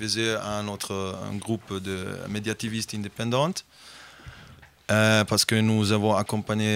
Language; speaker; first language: French; non-native, fluent; Bosnian